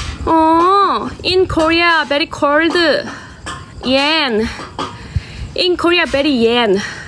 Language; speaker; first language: English; non-native, learner; Korean